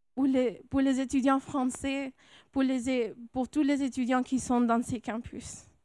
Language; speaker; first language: French; non-native, fluent; English